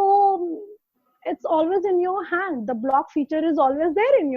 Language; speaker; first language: English; non-native, local second language; Hindi